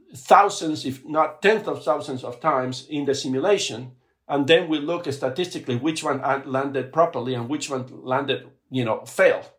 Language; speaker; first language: English; non-native, fluent; Spanish